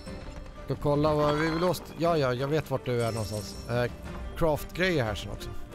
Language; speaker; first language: Swedish; native; Swedish